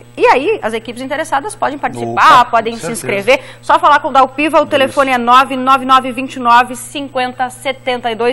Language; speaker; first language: Portuguese; native; Portuguese